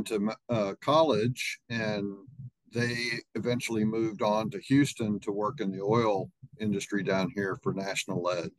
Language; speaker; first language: English; native; English